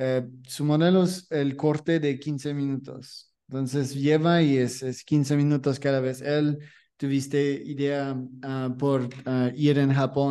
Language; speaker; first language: Spanish; non-native, learner; French